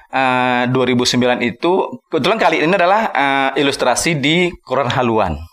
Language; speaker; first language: Indonesian; non-native, local second language; Minangkabau